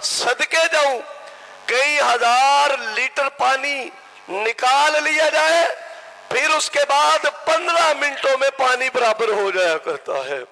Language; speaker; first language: Urdu; native; Urdu